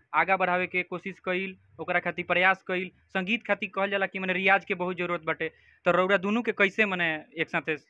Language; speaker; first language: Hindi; native; Hindi